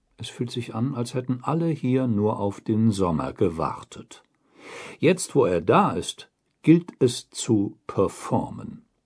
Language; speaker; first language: German; native; German